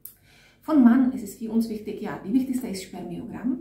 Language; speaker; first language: German; non-native, fluent; Czech